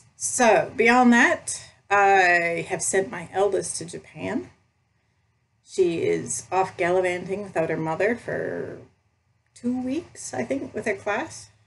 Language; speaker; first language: English; native; English